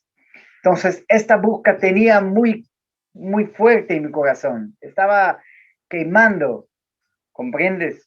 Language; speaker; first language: Spanish; non-native, learner; Portuguese